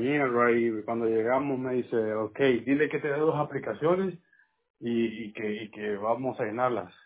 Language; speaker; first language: Spanish; native; Spanish